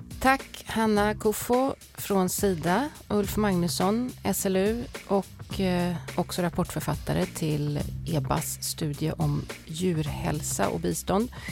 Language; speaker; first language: Swedish; native; Swedish